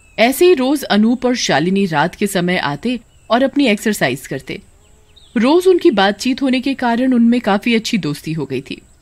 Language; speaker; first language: Hindi; native; Hindi